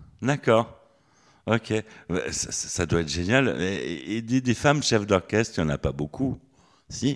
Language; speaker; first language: French; native; French